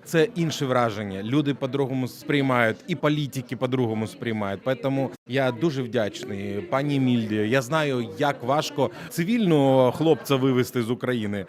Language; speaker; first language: Ukrainian; non-native, fluent; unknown